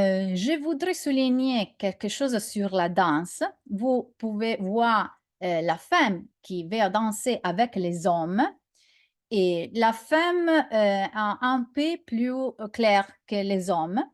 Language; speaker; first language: French; non-native, learner; Italian